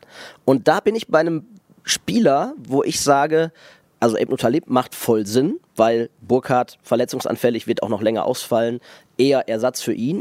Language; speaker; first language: German; native; German